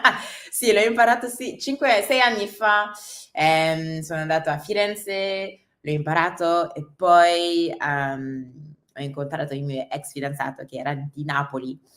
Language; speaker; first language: Italian; non-native, learner; English